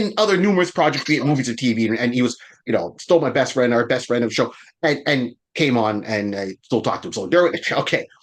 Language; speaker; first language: English; native; English